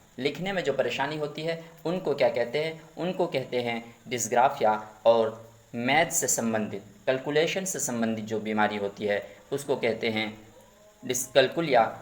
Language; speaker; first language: Urdu; native; Urdu